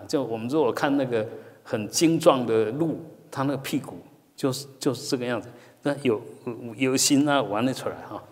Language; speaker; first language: Chinese; native; Chinese